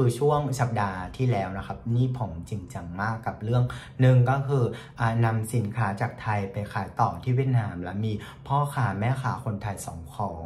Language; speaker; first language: Thai; non-native, fluent; Vietnamese